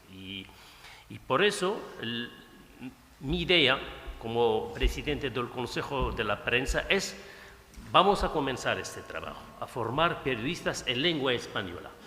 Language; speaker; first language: Spanish; non-native, fluent; Arabic